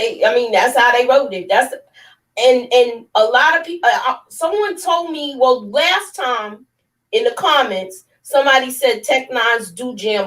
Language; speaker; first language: English; native; English